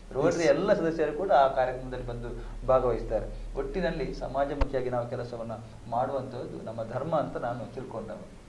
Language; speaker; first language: Kannada; non-native, local second language; Tulu